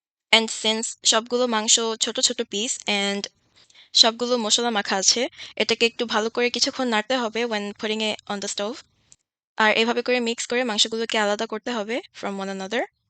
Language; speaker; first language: Bangla; early bilingual, heritage; Bangla